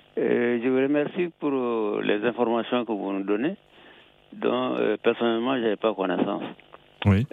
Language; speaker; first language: French; non-native, local second language; Bambara